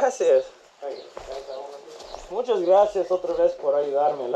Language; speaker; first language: Spanish; non-native, learner; English